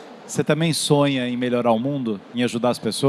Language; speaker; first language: Portuguese; native; Portuguese